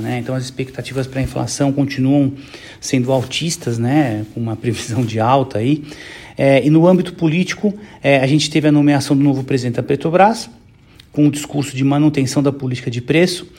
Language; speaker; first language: Portuguese; native; Portuguese